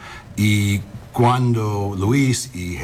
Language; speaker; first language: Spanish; early bilingual, heritage; English